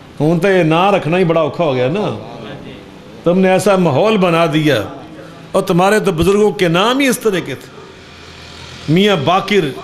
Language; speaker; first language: Urdu; non-native, local second language; Punjabi